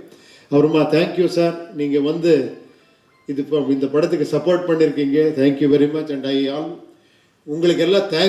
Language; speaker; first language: Tamil; non-native, fluent; Kannada